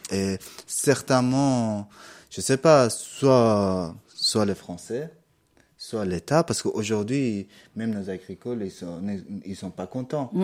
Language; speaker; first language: French; non-native, fluent; Persian